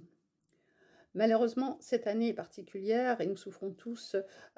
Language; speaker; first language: French; native; French